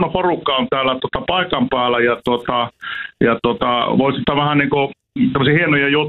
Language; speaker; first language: Finnish; native; Finnish